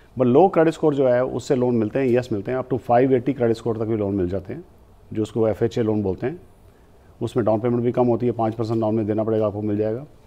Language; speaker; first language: Hindi; native; Hindi